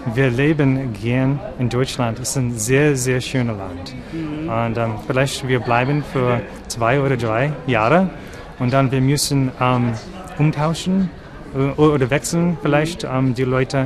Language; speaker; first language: German; non-native, learner; English